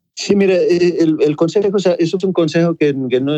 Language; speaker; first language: Spanish; native; Spanish